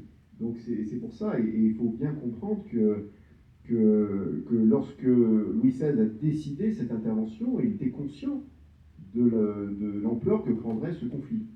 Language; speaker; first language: French; native; French